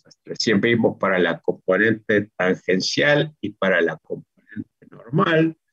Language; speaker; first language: Spanish; native; Spanish